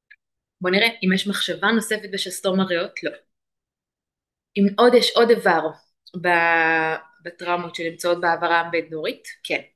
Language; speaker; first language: Hebrew; native; Hebrew